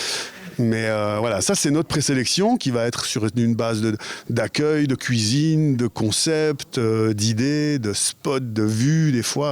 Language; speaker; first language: French; native; French